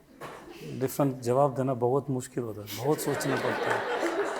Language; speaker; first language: Hindi; non-native, local second language; Tamil